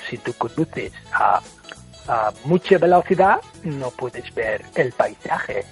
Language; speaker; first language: Spanish; non-native, fluent; English